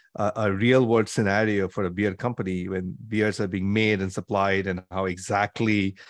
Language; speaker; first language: English; non-native, local second language; Bangla